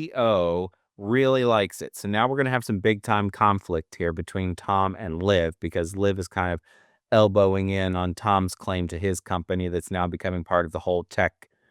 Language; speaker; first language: English; native; English